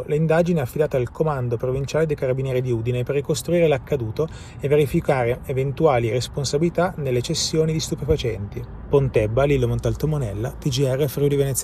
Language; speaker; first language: Italian; native; Italian